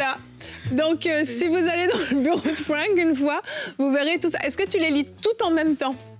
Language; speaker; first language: French; native; French